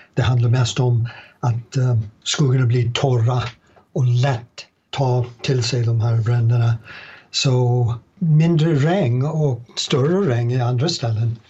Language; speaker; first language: Swedish; non-native, fluent; English